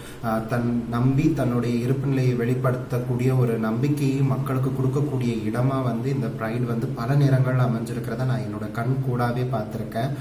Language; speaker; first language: Tamil; native; Tamil